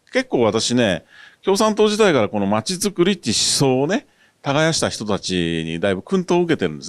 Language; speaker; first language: Japanese; native; Japanese